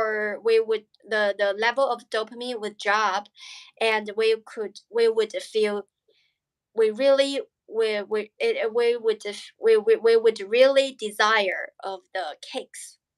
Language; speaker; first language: English; non-native, learner; Chinese